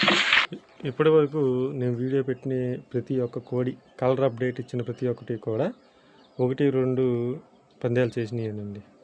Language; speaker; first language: Telugu; native; Telugu